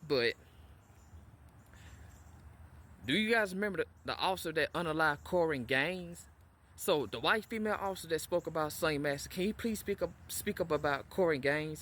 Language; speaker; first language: English; native; English